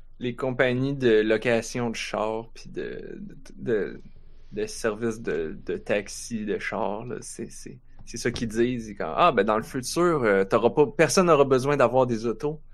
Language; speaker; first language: French; native; French